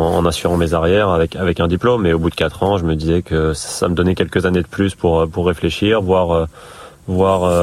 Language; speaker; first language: French; native; French